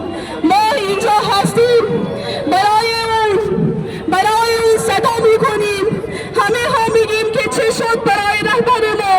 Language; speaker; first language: Persian; non-native, learner; Urdu